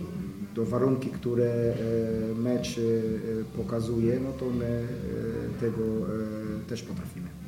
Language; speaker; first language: Polish; non-native, fluent; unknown